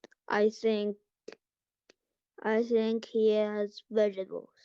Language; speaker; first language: English; non-native, learner; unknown